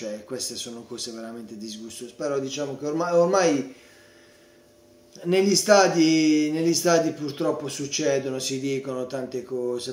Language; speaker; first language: Italian; native; Italian